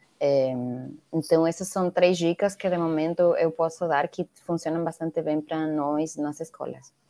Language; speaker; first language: Portuguese; non-native, fluent; Spanish